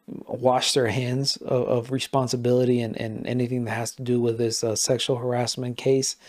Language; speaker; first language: English; non-native, fluent; Spanish